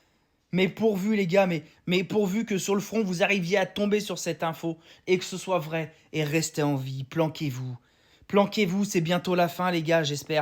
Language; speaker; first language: French; native; French